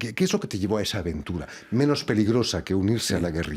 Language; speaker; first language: Spanish; native; Spanish